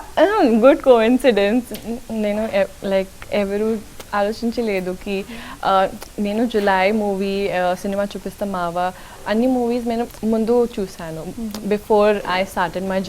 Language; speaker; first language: Telugu; non-native, local second language; Urdu